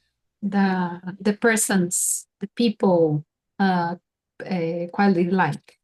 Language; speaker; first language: English; non-native, fluent; Portuguese